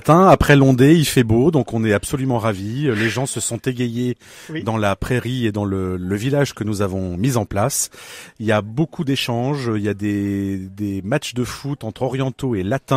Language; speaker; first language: French; native; French